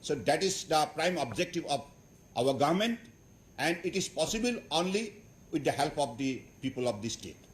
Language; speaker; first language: English; non-native, local second language; Assamese